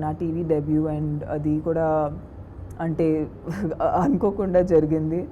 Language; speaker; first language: Telugu; non-native, local second language; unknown